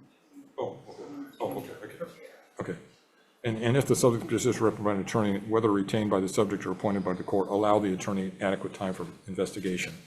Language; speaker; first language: English; native; English